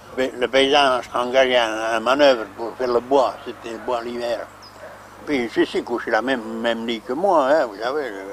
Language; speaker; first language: French; non-native, local second language; Swiss German